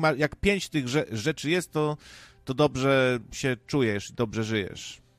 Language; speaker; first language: Polish; native; Polish